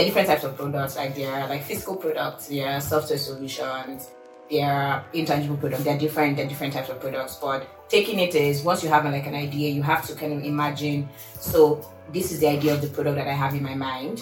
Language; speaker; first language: English; non-native, local second language; Yoruba